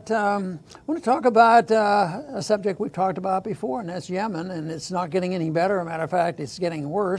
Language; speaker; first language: English; native; English